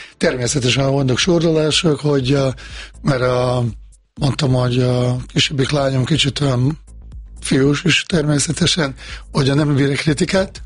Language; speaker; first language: Hungarian; non-native, fluent; Bosnian